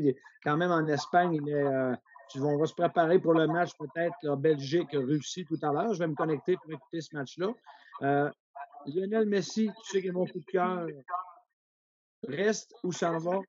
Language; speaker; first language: French; native; French